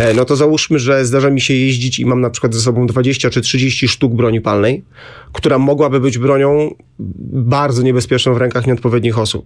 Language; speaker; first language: Polish; native; Polish